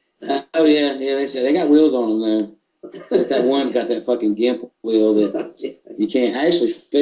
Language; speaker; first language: English; native; English